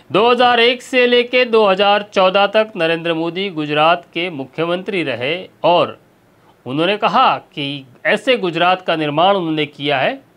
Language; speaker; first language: Hindi; non-native, local second language; Gujarati